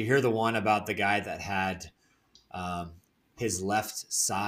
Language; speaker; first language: English; native; English